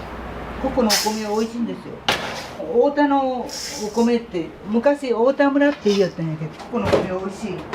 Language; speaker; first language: Japanese; native; Japanese